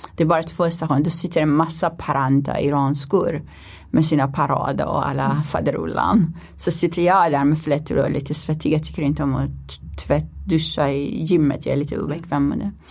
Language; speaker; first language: Swedish; non-native, fluent; Persian